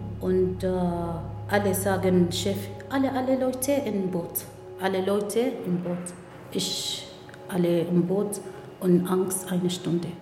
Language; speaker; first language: German; non-native, learner; Arabic